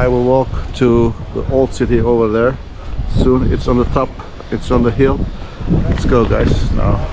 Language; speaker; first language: English; non-native, fluent; Turkish